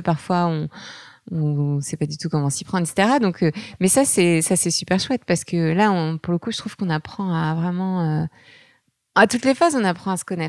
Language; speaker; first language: French; native; French